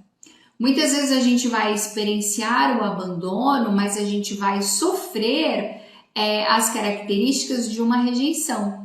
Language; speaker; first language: Portuguese; native; Portuguese